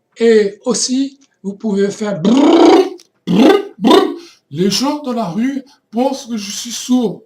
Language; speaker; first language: French; non-native, fluent; Portuguese